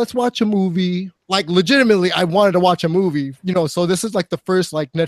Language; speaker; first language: English; native; English